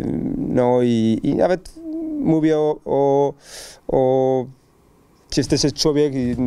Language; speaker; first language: Polish; non-native, learner; Spanish